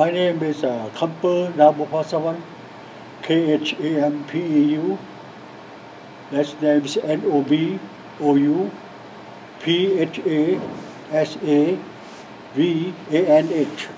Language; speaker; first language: English; non-native, learner; Lao